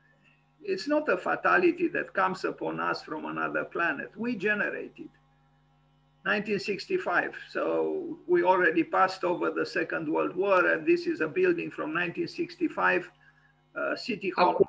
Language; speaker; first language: English; non-native, fluent; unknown